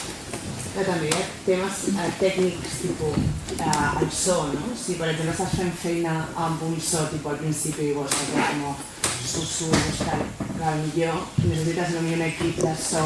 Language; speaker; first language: Catalan; non-native, local second language; Spanish